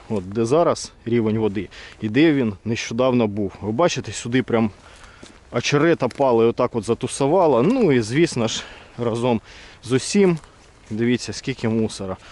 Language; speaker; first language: Ukrainian; native; Ukrainian